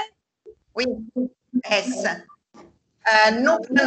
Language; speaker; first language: French; non-native, learner; Italian